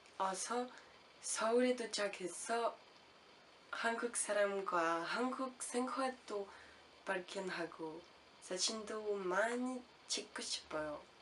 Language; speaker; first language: Korean; non-native, learner; French